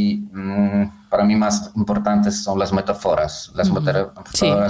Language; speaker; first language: Spanish; non-native, learner; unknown